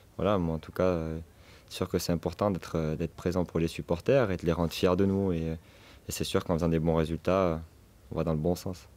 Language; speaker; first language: French; native; French